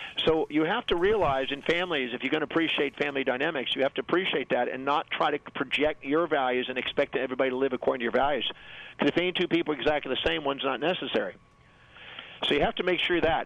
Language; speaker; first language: English; native; English